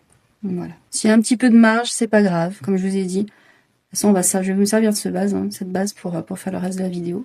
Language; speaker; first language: French; native; French